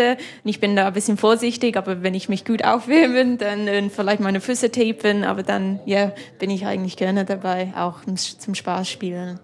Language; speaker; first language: German; non-native, fluent; English